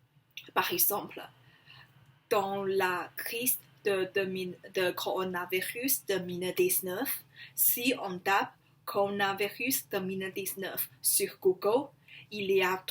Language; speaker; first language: French; non-native, learner; Chinese